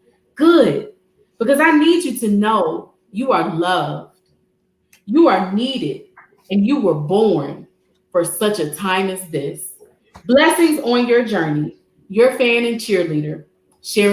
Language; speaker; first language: English; native; English